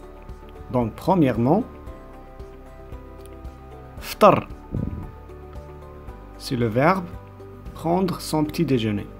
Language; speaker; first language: French; non-native, local second language; Arabic